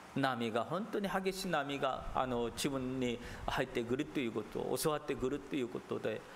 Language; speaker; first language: Japanese; non-native, fluent; Korean